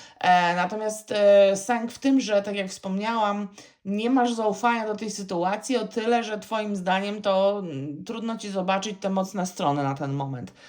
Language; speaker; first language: Polish; native; Polish